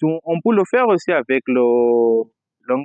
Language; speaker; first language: French; non-native, fluent; Portuguese